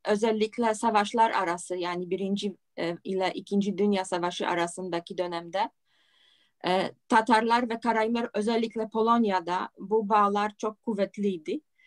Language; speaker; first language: Turkish; non-native, fluent; Polish